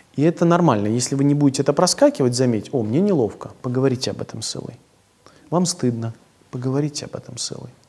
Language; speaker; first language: Russian; native; Russian